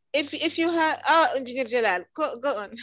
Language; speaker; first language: English; non-native, learner; Arabic